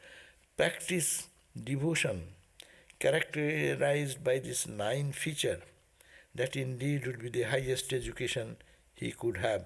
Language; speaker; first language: English; non-native, local second language; Bangla